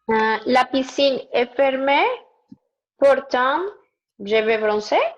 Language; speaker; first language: French; non-native, learner; Spanish